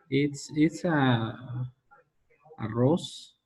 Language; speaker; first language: English; non-native, learner; Spanish